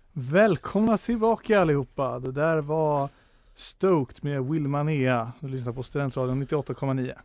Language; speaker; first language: Swedish; native; Swedish